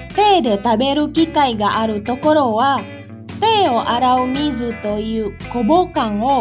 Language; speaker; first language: Japanese; non-native, fluent; Indonesian